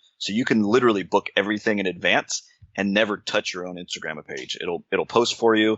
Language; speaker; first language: English; native; English